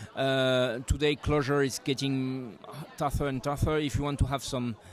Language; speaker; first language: English; non-native, fluent; French